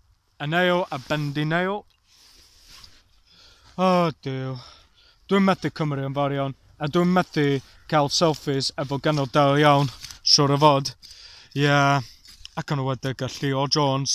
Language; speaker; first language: Welsh; non-native, learner; English